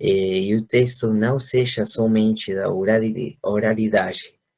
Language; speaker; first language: Portuguese; non-native, fluent; Spanish